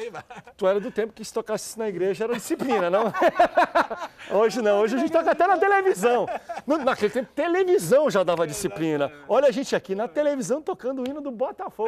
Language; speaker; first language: Portuguese; native; Portuguese